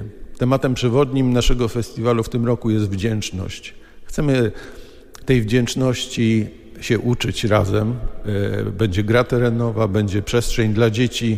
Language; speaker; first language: Polish; native; Polish